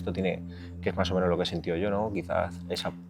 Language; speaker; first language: Spanish; native; Spanish